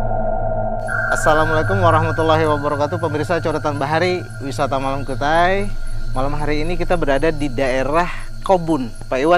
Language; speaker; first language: Indonesian; native; Indonesian